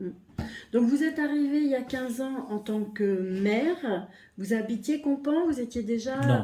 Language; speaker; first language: French; native; French